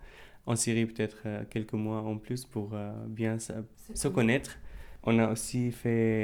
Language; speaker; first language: French; non-native, fluent; Arabic